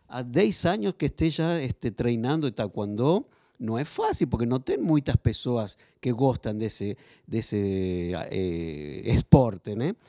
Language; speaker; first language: Spanish; non-native, learner; Portuguese